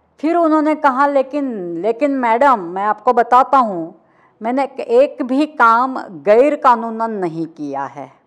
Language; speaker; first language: Hindi; non-native, local second language; Marathi